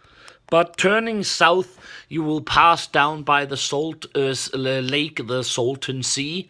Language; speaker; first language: English; non-native, fluent; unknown